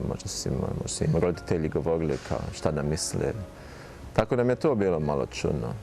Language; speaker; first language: Bosnian; early bilingual, heritage; Bosnian